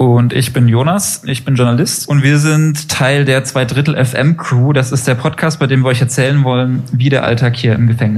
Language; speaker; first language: German; native; German